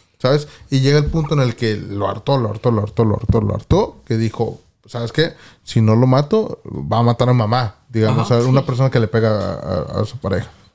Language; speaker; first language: Spanish; native; Spanish